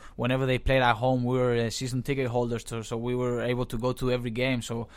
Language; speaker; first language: English; non-native, fluent; Spanish